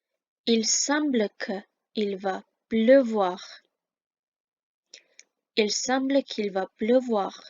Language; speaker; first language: French; non-native, fluent; Armenian